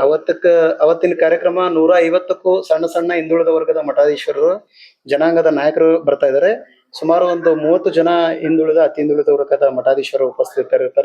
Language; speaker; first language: Kannada; native; Kannada